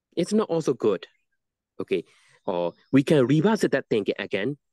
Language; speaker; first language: English; non-native, learner; Burmese